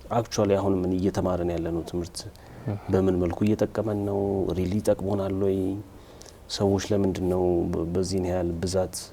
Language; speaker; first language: Amharic; native; Amharic